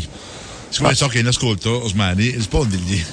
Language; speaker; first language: Italian; native; Italian